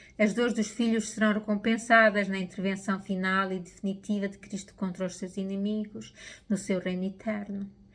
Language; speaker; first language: Portuguese; native; Portuguese